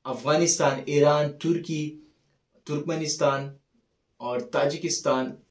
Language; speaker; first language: Urdu; non-native, fluent; Persian